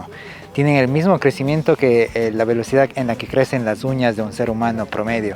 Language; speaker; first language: Spanish; native; Spanish